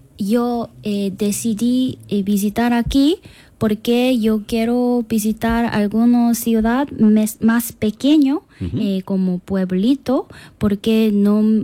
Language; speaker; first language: Spanish; non-native, learner; Korean